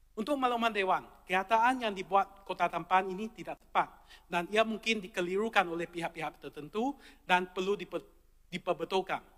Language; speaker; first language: Malay; non-native, local second language; Chinese